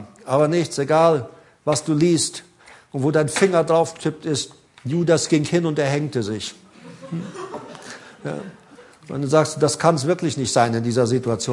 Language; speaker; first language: German; native; German